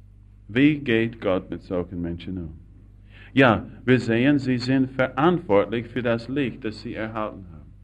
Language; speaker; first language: German; non-native, fluent; English